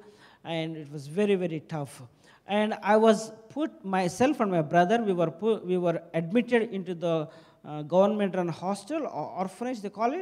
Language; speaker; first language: English; non-native, local second language; Telugu